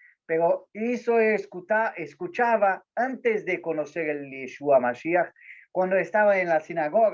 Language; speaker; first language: Spanish; non-native, learner; Portuguese